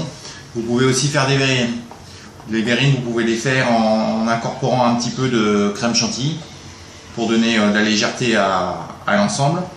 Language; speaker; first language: French; native; French